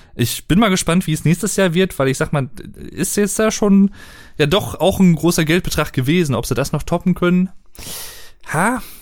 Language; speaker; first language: German; native; German